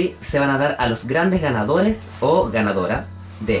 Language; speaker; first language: Spanish; native; Spanish